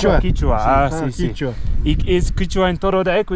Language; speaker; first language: Spanish; non-native, learner; English